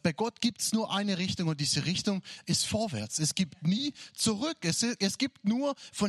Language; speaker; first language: German; native; German